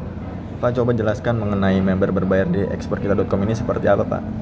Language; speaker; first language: Indonesian; native; Indonesian